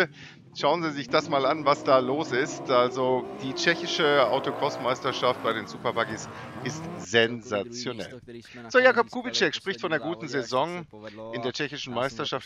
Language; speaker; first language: German; native; German